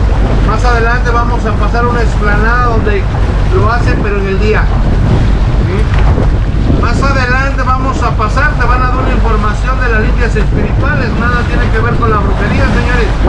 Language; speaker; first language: Spanish; native; Spanish